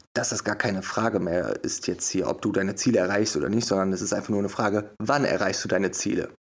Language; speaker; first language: German; native; German